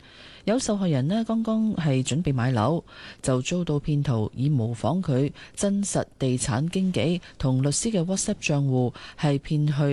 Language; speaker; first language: Cantonese; native; Cantonese